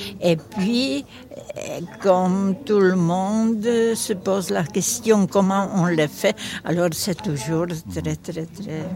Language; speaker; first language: French; non-native, fluent; Czech